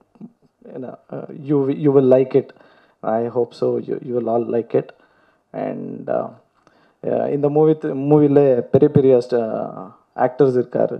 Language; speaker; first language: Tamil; non-native, learner; Kannada